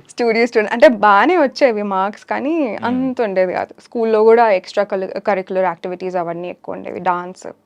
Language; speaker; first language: Telugu; native; Telugu